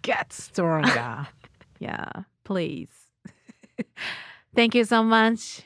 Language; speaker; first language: English; non-native, learner; Japanese